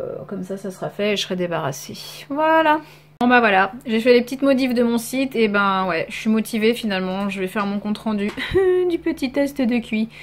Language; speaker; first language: French; native; French